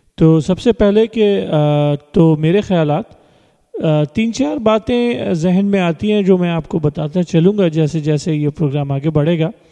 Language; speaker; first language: Urdu; early bilingual, heritage; Urdu